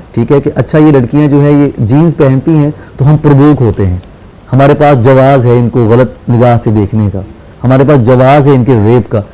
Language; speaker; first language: Urdu; non-native, local second language; Punjabi